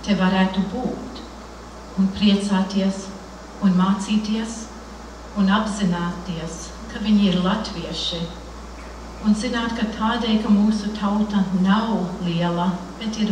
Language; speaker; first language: Latvian; early bilingual, heritage; Latvian